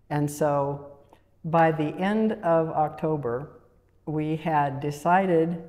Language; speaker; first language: English; native; English